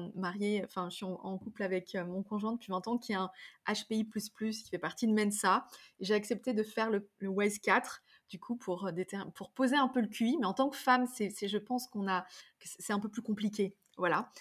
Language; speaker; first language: French; native; French